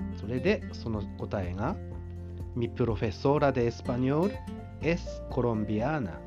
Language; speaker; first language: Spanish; non-native, fluent; Japanese